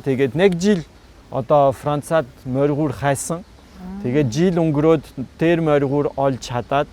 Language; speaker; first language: Mongolian; non-native, fluent; French